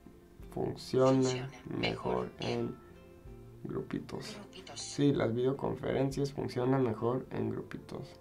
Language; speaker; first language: Spanish; non-native, fluent; English